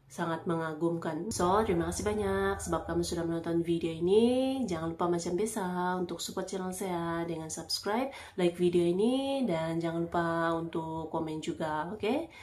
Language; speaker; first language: Malay; native; Malay